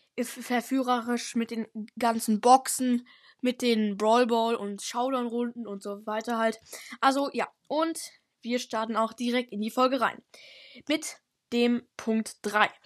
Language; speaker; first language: German; native; German